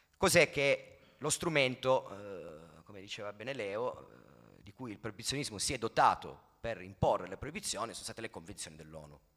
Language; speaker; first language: Italian; native; Italian